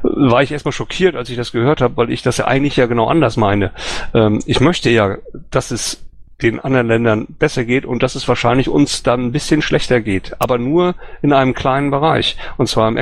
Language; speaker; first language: German; native; German